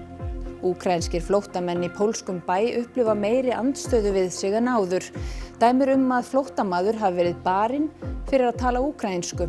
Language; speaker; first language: Icelandic; native; Icelandic